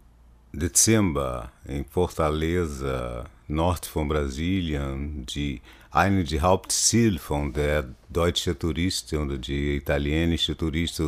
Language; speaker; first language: German; non-native, fluent; Portuguese